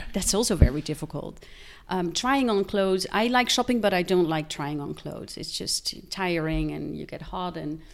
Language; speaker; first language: English; non-native, fluent; Dutch